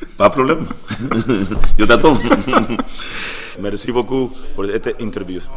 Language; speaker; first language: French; non-native, learner; Spanish